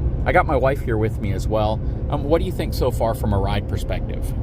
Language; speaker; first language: English; native; English